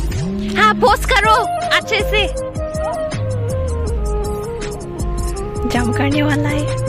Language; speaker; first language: Hindi; non-native, local second language; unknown